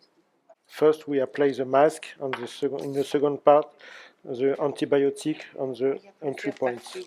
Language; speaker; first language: English; non-native, learner; French